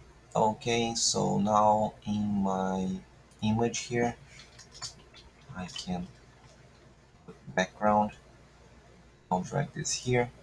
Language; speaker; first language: English; non-native, fluent; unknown